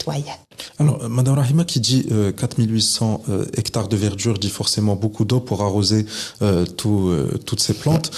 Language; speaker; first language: French; non-native, local second language; Arabic